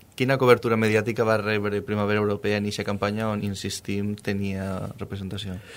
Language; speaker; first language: Catalan; native; Catalan